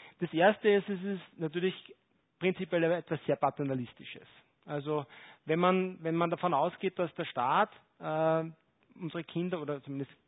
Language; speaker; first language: German; native; German